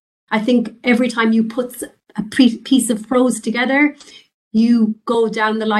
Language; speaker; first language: English; native; English